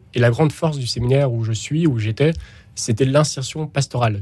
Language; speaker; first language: French; native; French